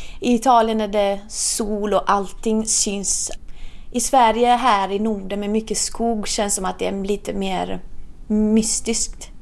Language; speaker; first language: Swedish; non-native, fluent; Italian